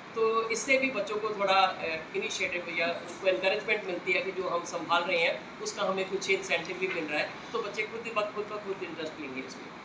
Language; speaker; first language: Hindi; non-native, local second language; Punjabi